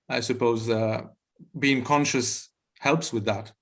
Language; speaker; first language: English; non-native, fluent; Romanian